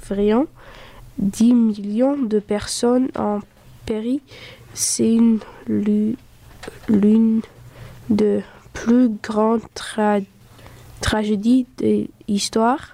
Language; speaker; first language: French; early bilingual, other home language; Dutch